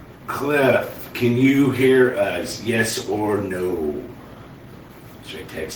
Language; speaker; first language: English; native; English